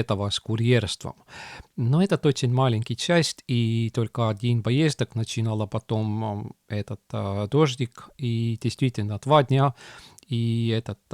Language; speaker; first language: Russian; non-native, local second language; Estonian